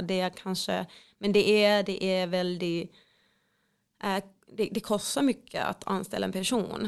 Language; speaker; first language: Swedish; non-native, fluent; Finnish